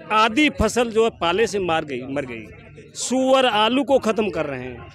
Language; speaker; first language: Hindi; native; Hindi